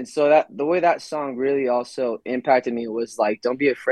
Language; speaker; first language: English; native; English